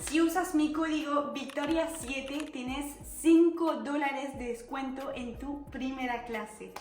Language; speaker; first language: Spanish; non-native, fluent; French